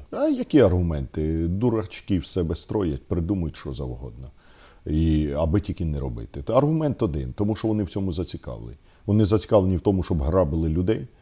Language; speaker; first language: Ukrainian; native; Ukrainian